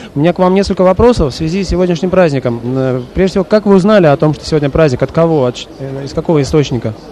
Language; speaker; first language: Russian; native; Russian